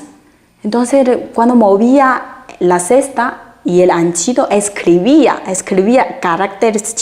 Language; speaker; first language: Spanish; non-native, fluent; Chinese